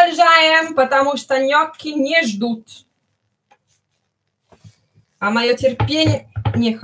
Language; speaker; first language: Russian; early bilingual, heritage; Italian